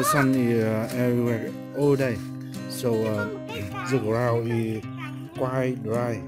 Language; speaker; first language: English; non-native, learner; Vietnamese